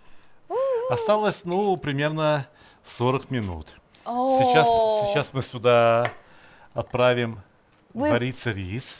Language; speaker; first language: Russian; native; Russian